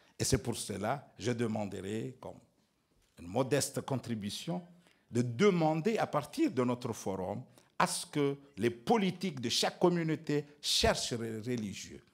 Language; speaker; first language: French; non-native, local second language; Ngazidja Comorian